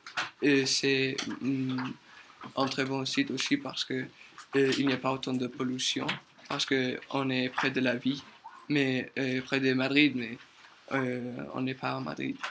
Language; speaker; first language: French; non-native, learner; Spanish